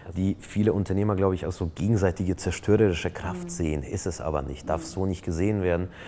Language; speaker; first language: German; non-native, fluent; Polish